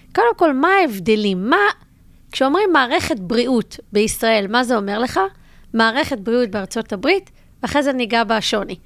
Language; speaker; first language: Hebrew; native; Hebrew